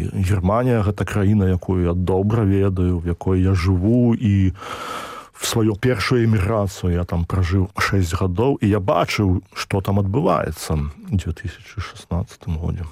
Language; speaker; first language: Polish; non-native, learner; Belarusian